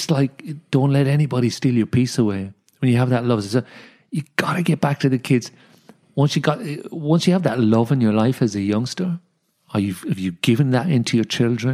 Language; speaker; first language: English; native; English